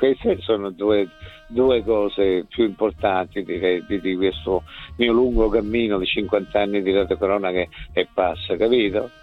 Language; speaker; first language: Italian; early bilingual, other home language; Spanish